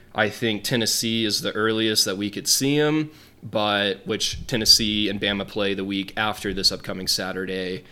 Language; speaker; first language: English; native; English